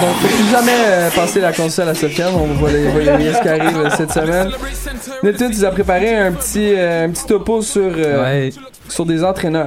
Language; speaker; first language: French; native; French